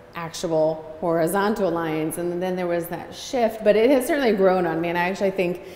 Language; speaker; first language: English; native; English